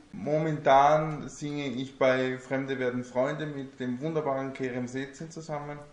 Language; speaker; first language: German; non-native, fluent; Italian